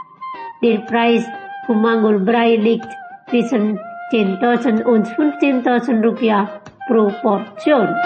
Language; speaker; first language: German; non-native, learner; Indonesian